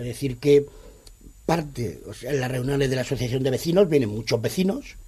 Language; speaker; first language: Spanish; non-native, local second language; Catalan